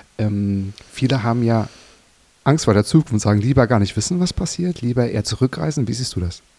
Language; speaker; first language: German; native; German